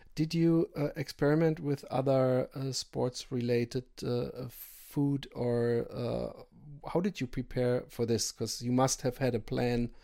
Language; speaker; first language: English; non-native, fluent; German